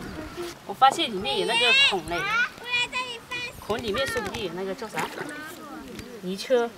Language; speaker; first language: Chinese; native; Chinese